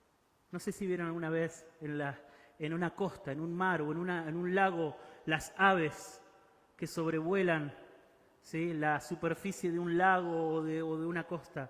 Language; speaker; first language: Spanish; native; Spanish